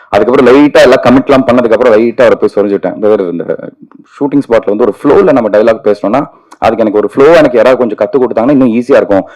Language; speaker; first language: Tamil; native; Tamil